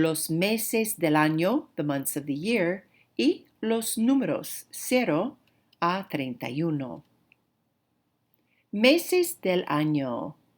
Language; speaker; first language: Spanish; non-native, fluent; English